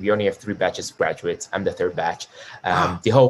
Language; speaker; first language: English; non-native, local second language; Chinese